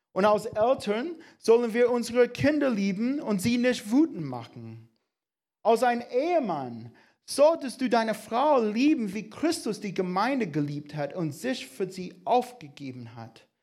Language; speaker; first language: German; non-native, fluent; English